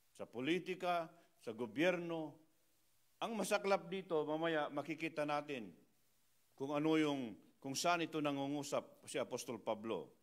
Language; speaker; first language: Filipino; non-native, local second language; Iloko